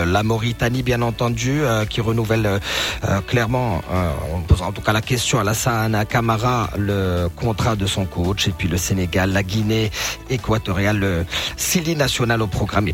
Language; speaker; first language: French; non-native, local second language; Arabic